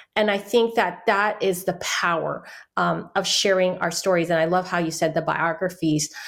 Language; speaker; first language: English; early bilingual, other home language; Chinese